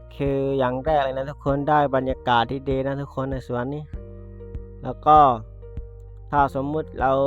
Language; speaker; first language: Thai; non-native, local second language; Pattani Malay